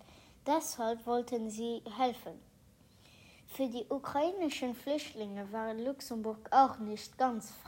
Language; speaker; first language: German; non-native, local second language; Luxembourgish